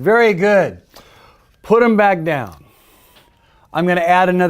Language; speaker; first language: English; native; English